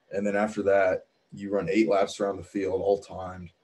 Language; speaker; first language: English; native; English